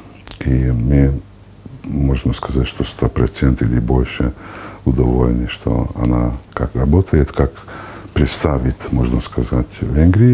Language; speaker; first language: Russian; non-native, fluent; Hungarian